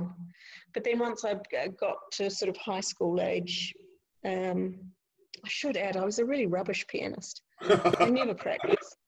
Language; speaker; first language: English; native; English